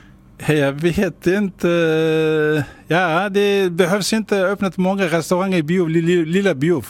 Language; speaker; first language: Swedish; non-native, learner; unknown